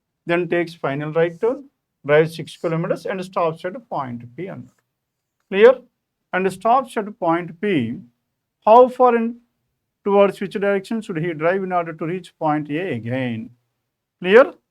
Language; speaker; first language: English; non-native, local second language; Telugu